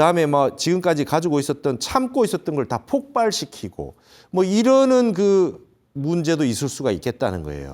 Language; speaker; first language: Korean; native; Korean